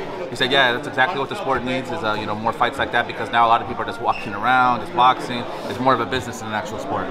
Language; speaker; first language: English; early bilingual, other home language; Spanish